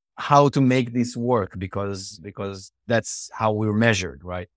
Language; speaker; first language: English; non-native, fluent; Hebrew